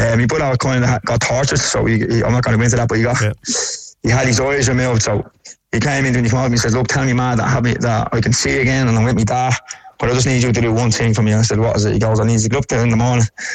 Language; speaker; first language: English; native; English